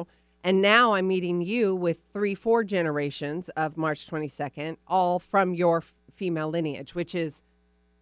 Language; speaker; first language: English; native; English